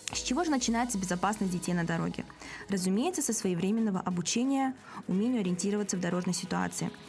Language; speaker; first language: Russian; native; Russian